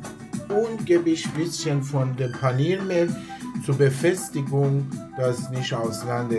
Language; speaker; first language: German; non-native, learner; Persian